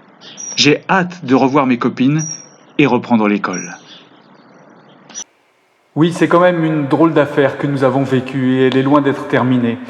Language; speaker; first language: French; native; French